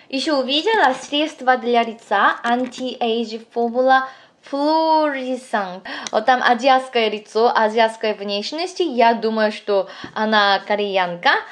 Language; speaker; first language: Russian; non-native, fluent; Korean